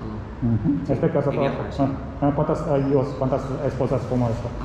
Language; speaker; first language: Spanish; non-native, learner; Korean